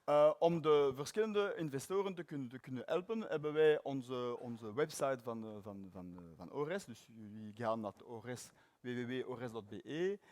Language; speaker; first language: Dutch; non-native, learner; French